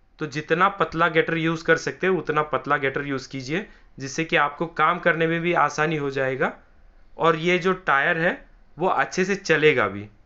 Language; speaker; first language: Hindi; non-native, local second language; Marathi